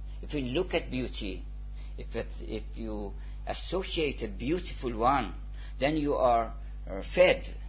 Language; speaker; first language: English; non-native, fluent; Persian